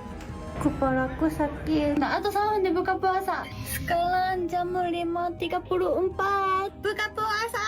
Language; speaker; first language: Indonesian; non-native, learner; Japanese